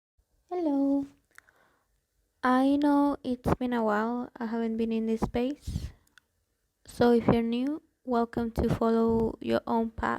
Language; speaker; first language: English; non-native, fluent; Spanish